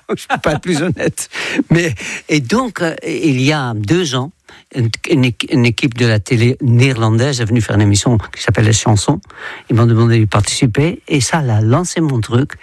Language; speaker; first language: French; non-native, fluent; Dutch